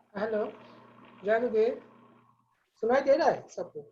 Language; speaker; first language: Hindi; non-native, local second language; Bangla